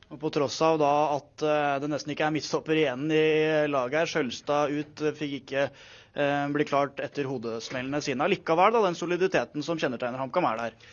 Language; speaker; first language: Norwegian; native; Norwegian